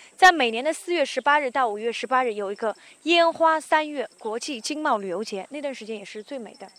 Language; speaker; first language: Chinese; native; Chinese